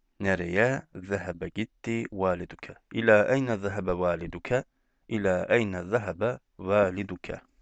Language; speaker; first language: Arabic; non-native, fluent; Turkish